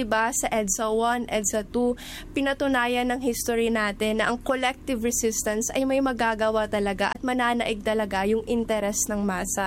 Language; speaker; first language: Filipino; non-native, local second language; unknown